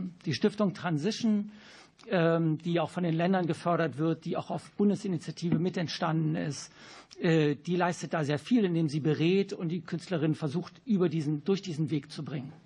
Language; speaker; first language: German; native; German